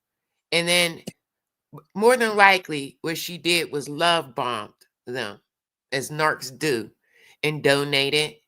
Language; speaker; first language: English; native; English